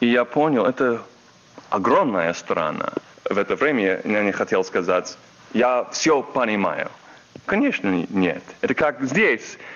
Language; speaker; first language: Russian; non-native, fluent; English